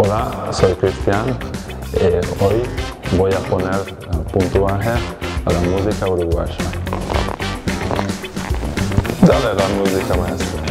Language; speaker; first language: Spanish; non-native, fluent; Hungarian